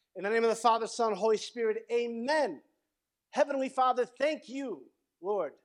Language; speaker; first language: English; native; English